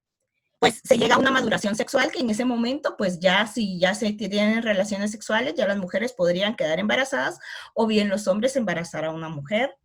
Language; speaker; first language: Spanish; native; Spanish